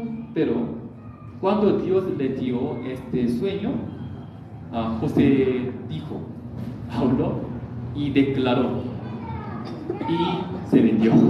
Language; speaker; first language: Spanish; non-native, learner; Korean